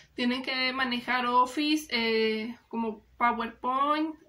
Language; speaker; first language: Spanish; native; Spanish